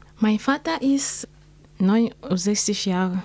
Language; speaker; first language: German; non-native, learner; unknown